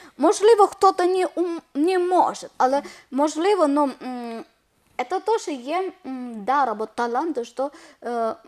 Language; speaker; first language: Ukrainian; non-native, learner; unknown